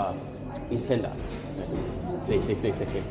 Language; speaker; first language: Spanish; non-native, learner; English